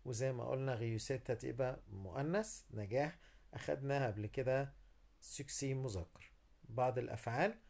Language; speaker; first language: Arabic; native; Arabic